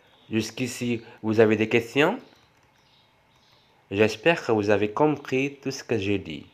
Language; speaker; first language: French; non-native, fluent; Javanese